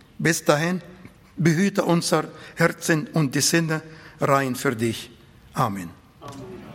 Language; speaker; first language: German; non-native, fluent; Arabic